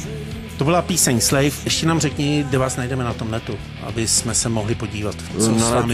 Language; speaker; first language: Czech; native; Czech